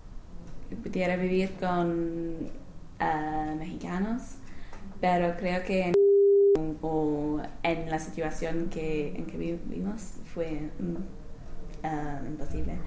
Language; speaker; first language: Spanish; non-native, learner; English